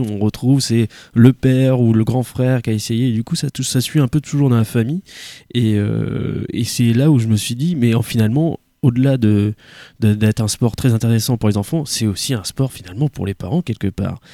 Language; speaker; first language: French; native; French